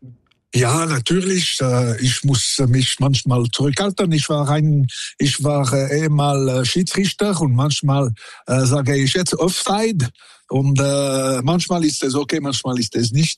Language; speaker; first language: German; non-native, local second language; French